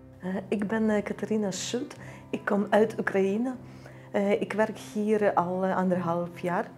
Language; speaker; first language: Dutch; non-native, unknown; Ukrainian